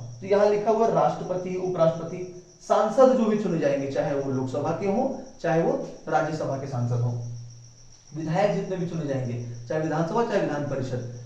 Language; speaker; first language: Hindi; native; Hindi